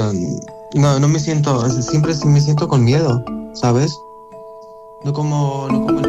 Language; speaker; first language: Spanish; non-native, learner; Arabic